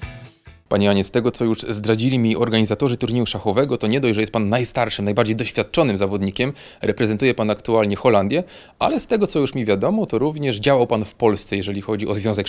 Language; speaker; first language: Polish; native; Polish